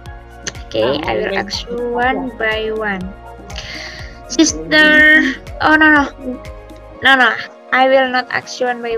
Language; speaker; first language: English; non-native, learner; Indonesian